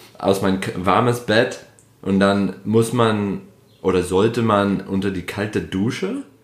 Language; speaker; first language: German; non-native, fluent; English